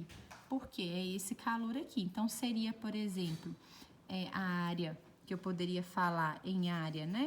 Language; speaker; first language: Portuguese; native; Portuguese